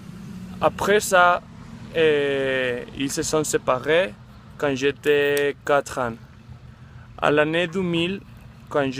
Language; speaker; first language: French; non-native, learner; Spanish